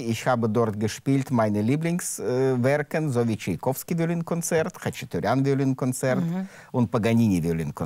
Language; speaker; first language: German; non-native, learner; Russian